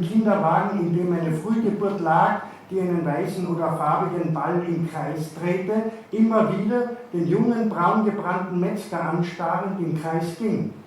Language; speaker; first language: German; native; German